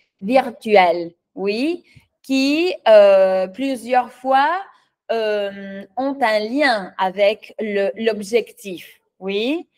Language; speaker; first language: French; non-native, fluent; Spanish